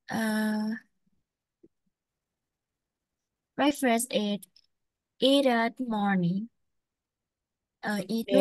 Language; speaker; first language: English; non-native, learner; Vietnamese